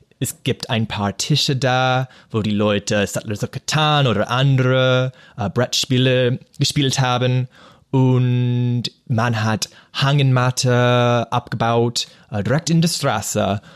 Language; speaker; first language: German; non-native, learner; English